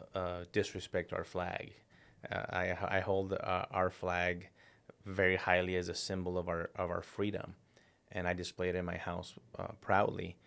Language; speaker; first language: English; early bilingual, other home language; Spanish